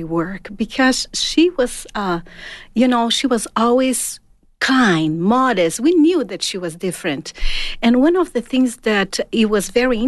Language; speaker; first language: English; non-native, fluent; Portuguese